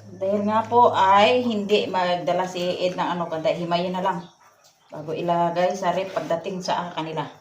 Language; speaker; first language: Filipino; non-native, local second language; Cebuano